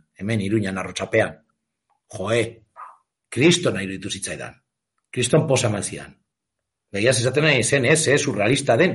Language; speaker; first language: Basque; native; Basque